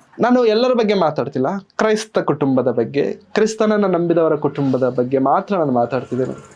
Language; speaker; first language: Kannada; non-native, local second language; Telugu